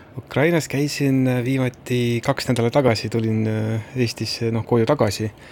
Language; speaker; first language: Estonian; non-native, local second language; Russian